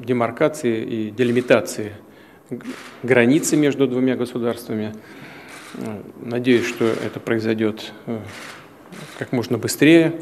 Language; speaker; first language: Russian; native; Russian